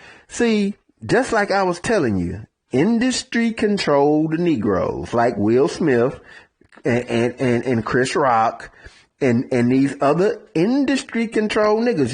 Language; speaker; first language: English; native; English